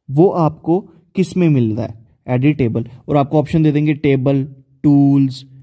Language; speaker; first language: Hindi; native; Hindi